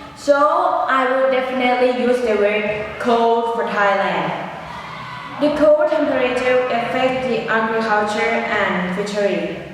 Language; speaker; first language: English; non-native, fluent; Thai